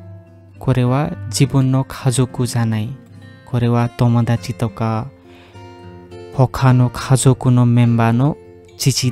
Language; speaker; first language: Japanese; non-native, fluent; Indonesian